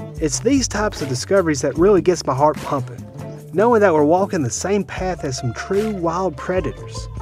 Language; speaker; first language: English; native; English